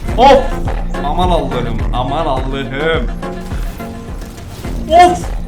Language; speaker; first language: Turkish; native; Turkish